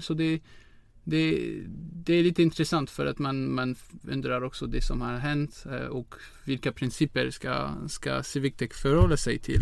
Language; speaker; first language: Swedish; non-native, fluent; French